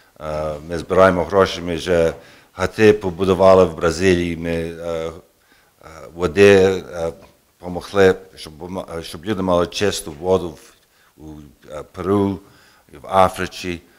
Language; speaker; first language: Ukrainian; early bilingual, heritage; Ukrainian